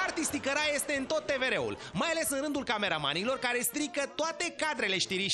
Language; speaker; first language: Romanian; native; Romanian